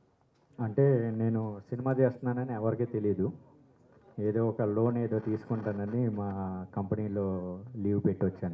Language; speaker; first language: Telugu; native; Telugu